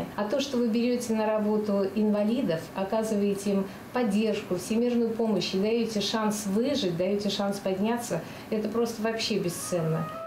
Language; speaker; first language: Russian; native; Russian